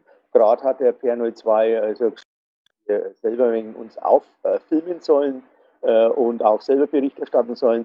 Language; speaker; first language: German; native; German